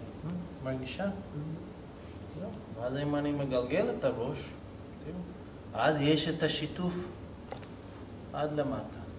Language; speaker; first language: Hebrew; non-native, fluent; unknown